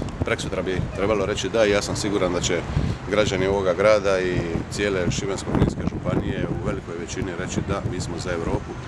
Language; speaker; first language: Croatian; native; Croatian